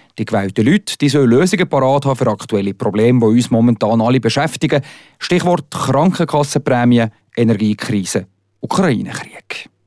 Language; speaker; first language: German; native; German